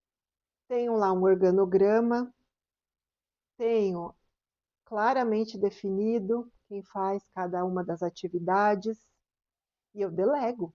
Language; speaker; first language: Portuguese; native; Portuguese